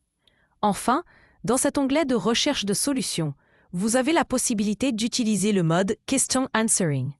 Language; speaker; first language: French; native; French